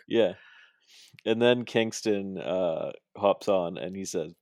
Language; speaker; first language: English; native; English